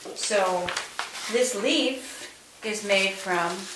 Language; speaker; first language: English; native; English